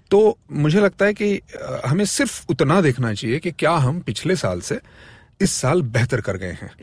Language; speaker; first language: Hindi; non-native, local second language; Marathi